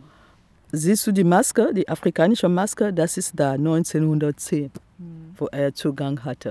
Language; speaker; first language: German; non-native, fluent; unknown